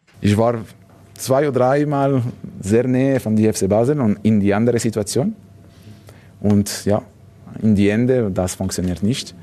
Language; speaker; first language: German; non-native, learner; French